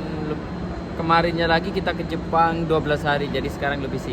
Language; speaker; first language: Indonesian; non-native, local second language; Sasak